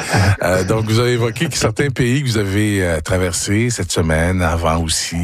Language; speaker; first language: French; native; French